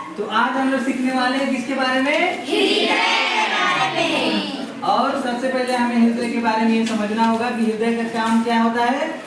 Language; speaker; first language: Hindi; native; Hindi